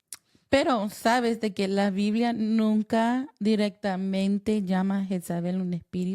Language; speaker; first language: Spanish; early bilingual, heritage; Spanish